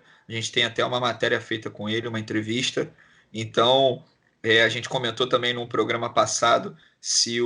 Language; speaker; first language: Portuguese; native; Portuguese